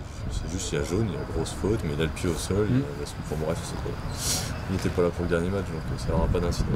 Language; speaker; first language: French; native; French